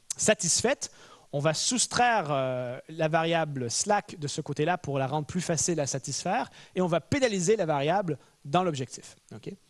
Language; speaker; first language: French; native; French